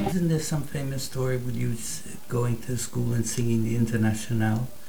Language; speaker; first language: English; native; English